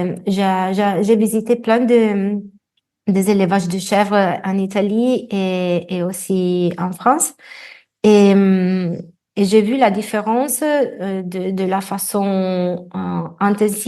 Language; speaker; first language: French; non-native, fluent; Italian